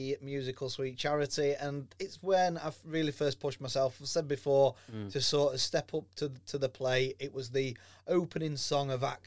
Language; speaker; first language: English; native; English